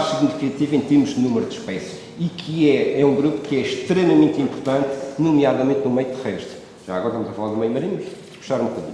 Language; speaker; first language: Portuguese; native; Portuguese